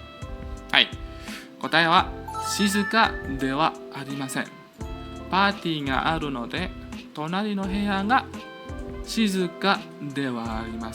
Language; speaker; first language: Japanese; non-native, fluent; Indonesian